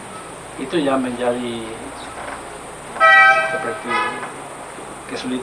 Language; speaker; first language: Indonesian; non-native, fluent; Spanish